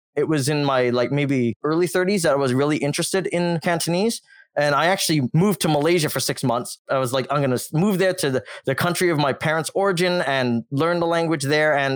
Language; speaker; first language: English; native; English